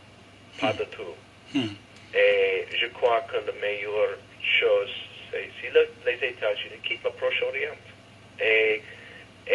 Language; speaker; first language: French; non-native, fluent; English